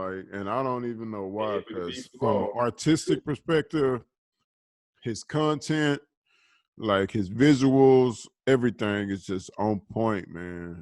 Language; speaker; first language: English; native; English